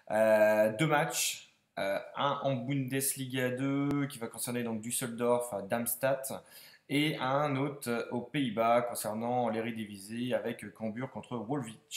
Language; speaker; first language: French; native; French